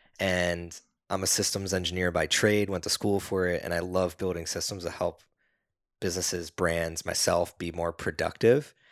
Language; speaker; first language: English; native; English